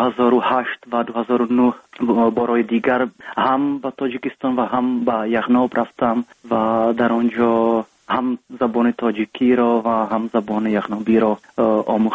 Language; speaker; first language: Persian; non-native, fluent; Czech